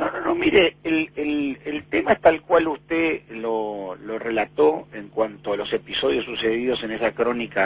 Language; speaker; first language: Spanish; native; Spanish